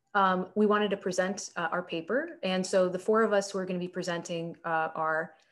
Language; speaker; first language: English; native; English